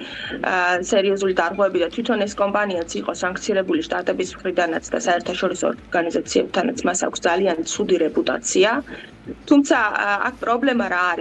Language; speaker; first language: Georgian; native; Georgian